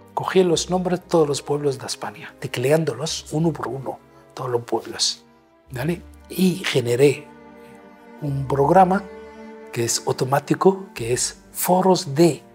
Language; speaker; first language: Spanish; non-native, fluent; Arabic